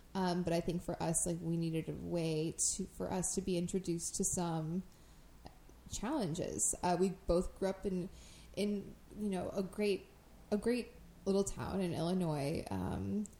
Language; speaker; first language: English; native; English